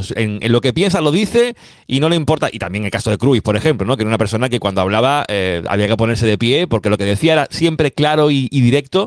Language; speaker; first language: Spanish; native; Spanish